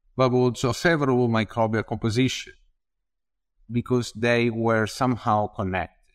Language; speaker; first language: English; non-native, fluent; Italian